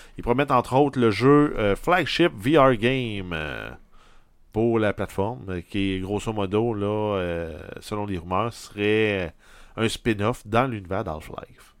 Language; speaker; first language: French; native; French